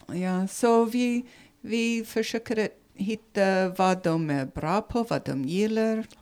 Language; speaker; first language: Swedish; non-native, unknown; English